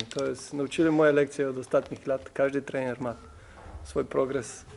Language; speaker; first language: Polish; non-native, learner; Macedonian